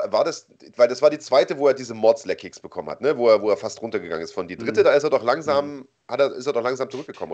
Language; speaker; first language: German; native; German